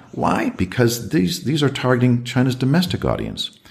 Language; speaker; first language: English; native; English